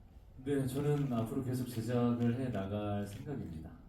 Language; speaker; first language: Korean; native; Korean